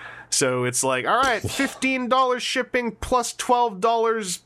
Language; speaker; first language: English; native; English